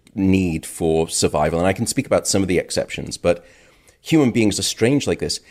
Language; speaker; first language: English; native; English